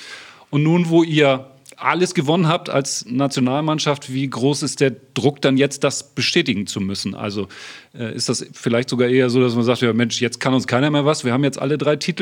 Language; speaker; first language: German; native; German